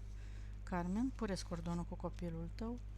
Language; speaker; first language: Romanian; native; Romanian